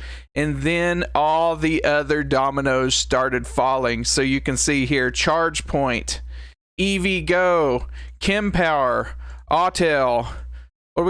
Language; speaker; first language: English; native; English